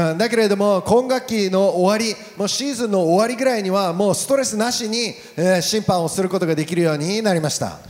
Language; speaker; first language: Japanese; native; Japanese